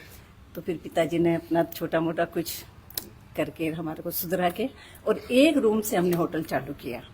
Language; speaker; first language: Hindi; native; Hindi